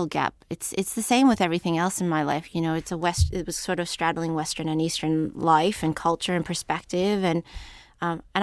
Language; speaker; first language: English; native; English